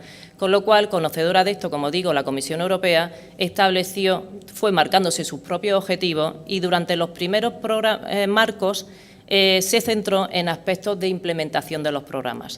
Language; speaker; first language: Spanish; native; Spanish